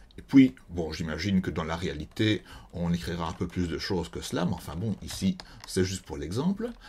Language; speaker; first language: French; native; French